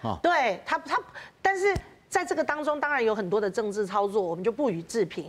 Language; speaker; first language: Chinese; native; Chinese